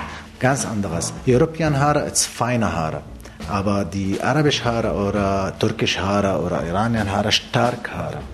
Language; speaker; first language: German; non-native, learner; Arabic